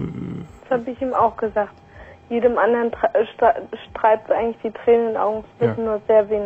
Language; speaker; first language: German; native; German